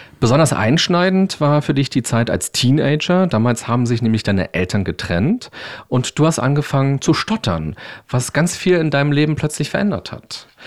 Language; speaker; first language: German; native; German